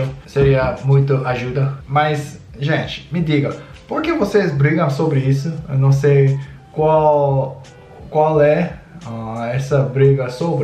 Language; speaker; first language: Portuguese; non-native, learner; English